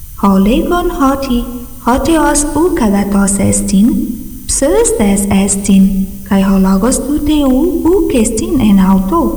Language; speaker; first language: Greek; non-native, fluent; Portuguese